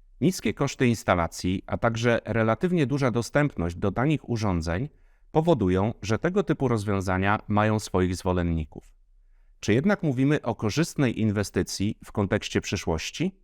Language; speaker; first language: Polish; native; Polish